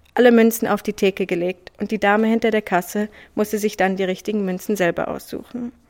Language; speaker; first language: German; early bilingual, other home language; Swiss German